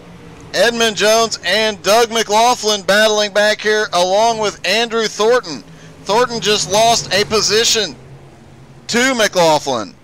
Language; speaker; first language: English; native; English